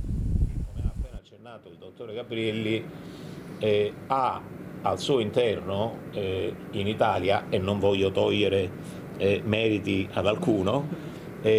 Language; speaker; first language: Italian; native; Italian